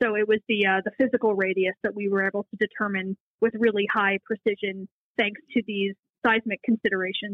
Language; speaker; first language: English; native; English